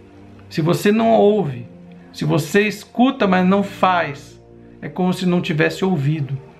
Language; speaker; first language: Portuguese; native; Portuguese